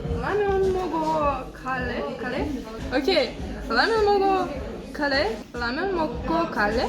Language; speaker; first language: Korean; non-native, learner; Ukrainian